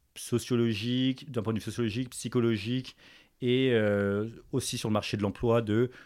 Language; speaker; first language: French; native; French